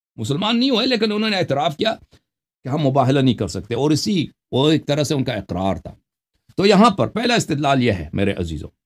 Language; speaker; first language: Urdu; non-native, local second language; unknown